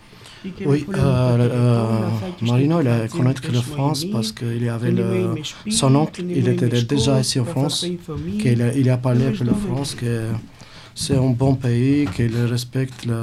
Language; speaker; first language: French; non-native, learner; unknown